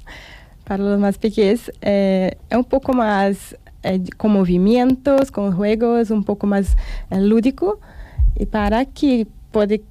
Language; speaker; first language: Spanish; non-native, learner; Portuguese